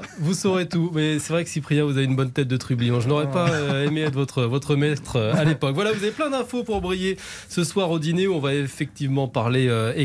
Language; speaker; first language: French; native; French